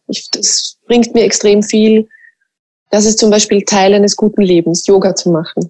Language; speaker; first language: German; native; German